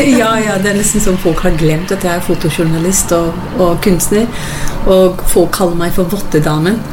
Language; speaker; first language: Norwegian; non-native, fluent; English